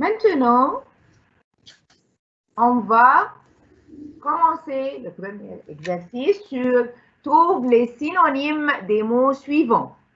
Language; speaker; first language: French; non-native, fluent; Arabic